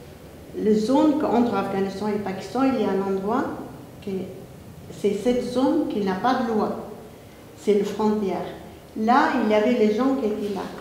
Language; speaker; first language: French; non-native, fluent; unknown